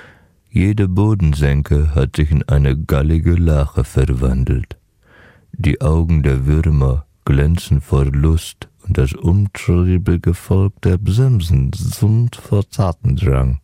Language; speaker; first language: German; native; German